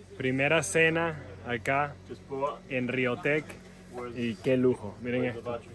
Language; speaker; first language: Spanish; native; Spanish